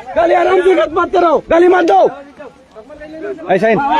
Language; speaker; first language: Hindi; non-native, learner; Bangla